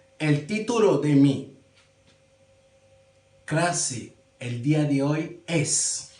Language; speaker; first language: Spanish; non-native, learner; Haitian Creole